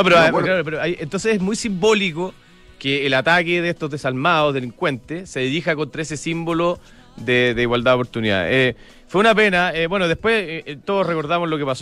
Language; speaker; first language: Spanish; native; Spanish